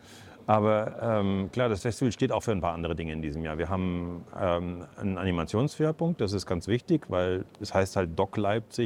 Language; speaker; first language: German; native; German